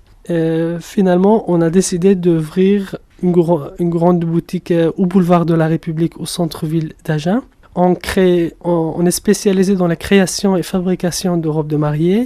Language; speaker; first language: French; non-native, fluent; Kurdish